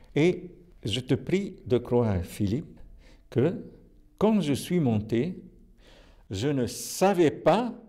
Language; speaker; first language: French; non-native, local second language; Italian